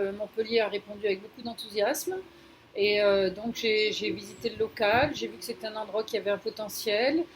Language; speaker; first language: French; non-native, fluent; Spanish